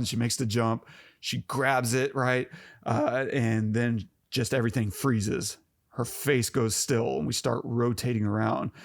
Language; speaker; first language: English; native; English